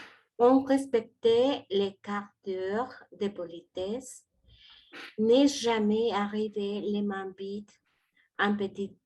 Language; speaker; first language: French; non-native, learner; Spanish